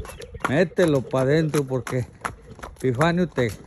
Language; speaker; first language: Spanish; native; Spanish